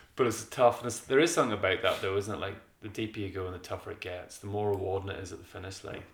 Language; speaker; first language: English; native; English